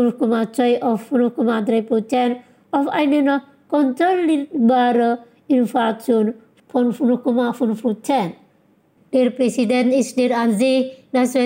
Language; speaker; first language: German; non-native, fluent; Indonesian